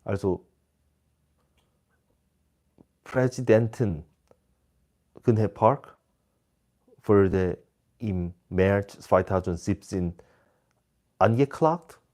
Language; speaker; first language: German; non-native, learner; Korean